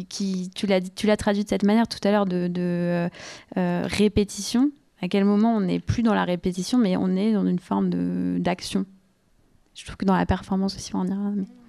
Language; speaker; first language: French; native; French